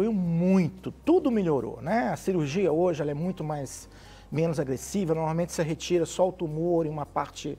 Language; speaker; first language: Portuguese; native; Portuguese